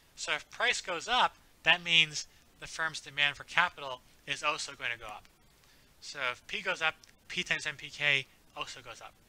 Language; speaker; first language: English; native; English